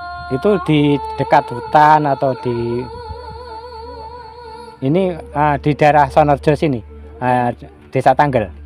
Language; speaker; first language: Indonesian; non-native, local second language; Javanese